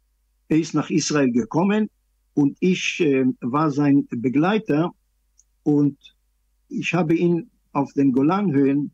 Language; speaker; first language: German; non-native, fluent; Hebrew